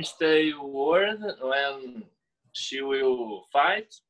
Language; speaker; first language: English; non-native, learner; Portuguese